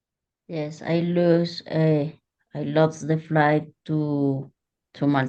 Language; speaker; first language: English; non-native, learner; Spanish